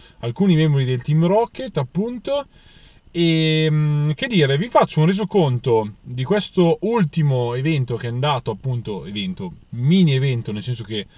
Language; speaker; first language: Italian; native; Italian